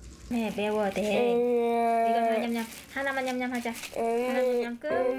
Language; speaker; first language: Korean; non-native, learner; Vietnamese